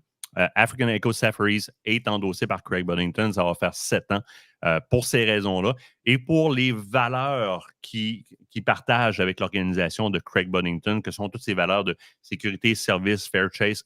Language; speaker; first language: French; native; French